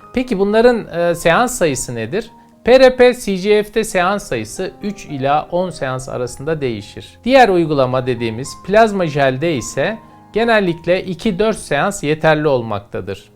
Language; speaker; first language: Turkish; native; Turkish